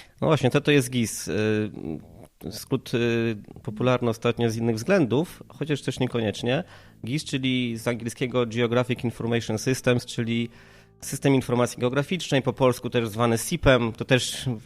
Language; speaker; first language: Polish; native; Polish